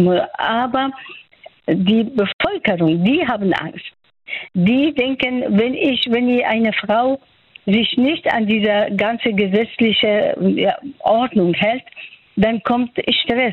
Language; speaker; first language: German; non-native, fluent; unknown